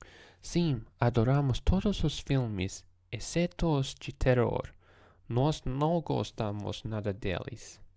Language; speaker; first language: Portuguese; non-native, learner; English